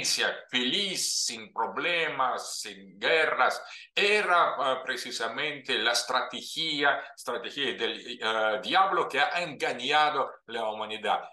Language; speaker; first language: Spanish; non-native, fluent; Russian